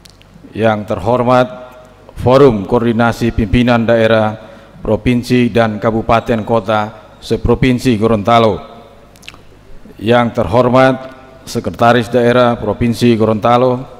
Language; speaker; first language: Indonesian; native; Indonesian